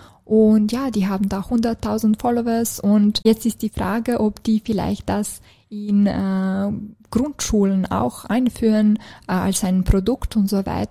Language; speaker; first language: German; non-native, fluent; Serbian